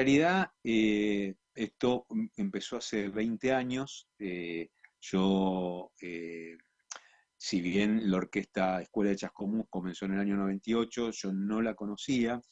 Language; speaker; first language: Spanish; native; Spanish